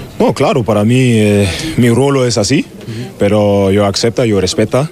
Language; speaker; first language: Spanish; non-native, learner; German